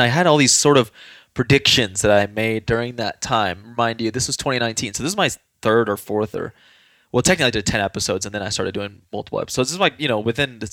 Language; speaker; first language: English; native; English